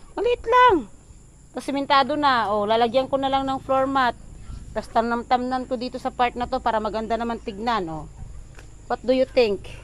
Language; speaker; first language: Filipino; non-native, local second language; Iloko